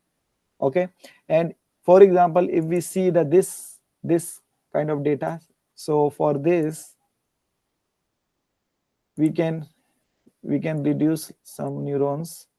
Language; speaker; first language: English; non-native, learner; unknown